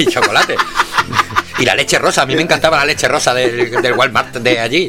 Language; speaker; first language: Spanish; native; Spanish